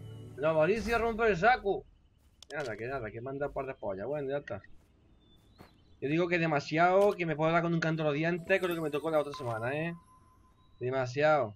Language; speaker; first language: Spanish; native; Spanish